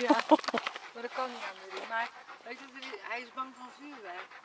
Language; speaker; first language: Dutch; native; Dutch